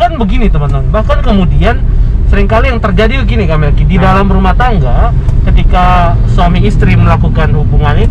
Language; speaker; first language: Indonesian; native; Indonesian